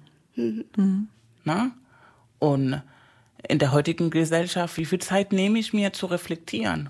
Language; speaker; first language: German; non-native, fluent; Spanish